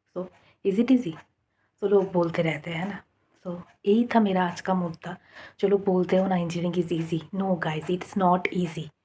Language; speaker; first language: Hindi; non-native, local second language; Bangla